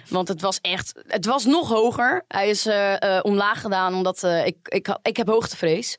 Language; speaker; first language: Dutch; early bilingual, other home language; Greek